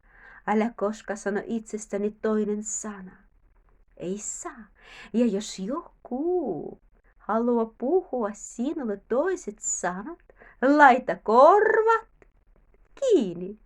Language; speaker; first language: Finnish; non-native, learner; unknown